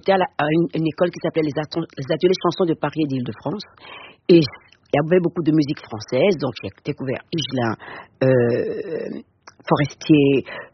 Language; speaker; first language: French; non-native, local second language; Fon